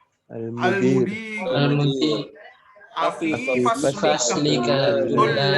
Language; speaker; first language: Arabic; non-native, learner; Indonesian